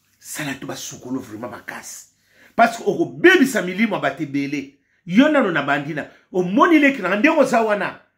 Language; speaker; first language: Lingala; native; Lingala